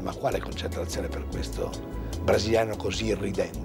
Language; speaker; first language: Italian; native; Italian